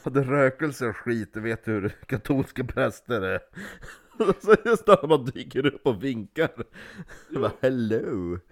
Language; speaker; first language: Swedish; native; Swedish